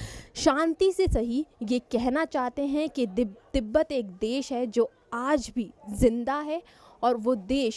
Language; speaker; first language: Hindi; native; Hindi